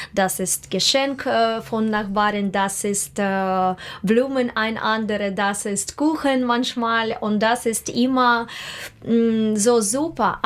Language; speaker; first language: German; non-native, learner; Russian